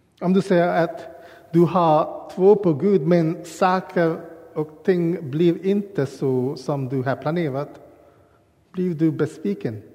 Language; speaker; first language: Swedish; non-native, learner; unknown